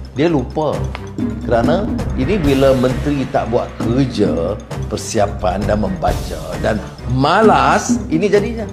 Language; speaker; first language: Malay; native; Malay